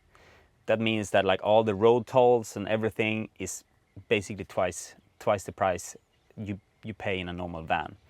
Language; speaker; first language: English; non-native, fluent; Swedish